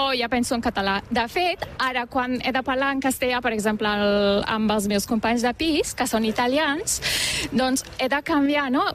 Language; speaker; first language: Catalan; non-native, fluent; Turkish